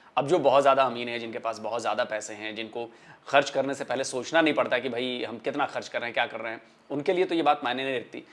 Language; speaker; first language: Hindi; non-native, local second language; Bhojpuri